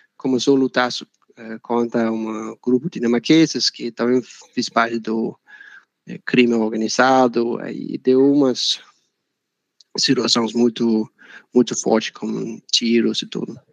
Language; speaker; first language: Portuguese; non-native, fluent; Danish